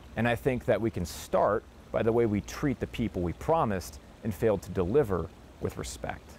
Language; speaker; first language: English; native; English